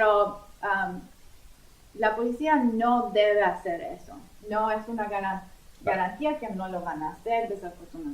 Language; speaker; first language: Spanish; non-native, fluent; English